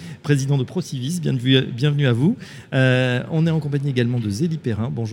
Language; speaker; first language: French; native; French